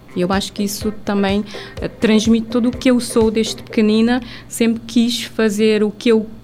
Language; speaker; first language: Portuguese; non-native, local second language; Kabuverdianu